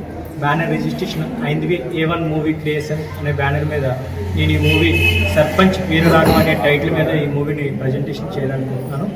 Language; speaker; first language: Telugu; native; Telugu